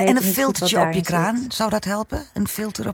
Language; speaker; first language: Dutch; native; Dutch